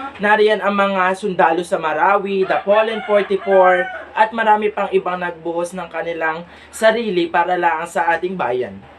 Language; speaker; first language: Filipino; native; Filipino